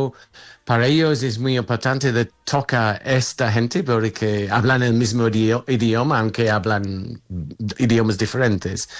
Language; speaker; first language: Spanish; non-native, fluent; English